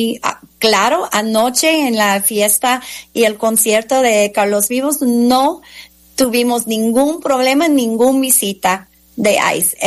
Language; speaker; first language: Spanish; non-native, fluent; English